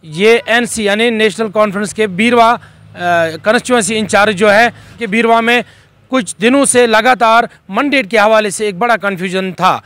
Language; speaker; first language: Hindi; non-native, local second language; Kashmiri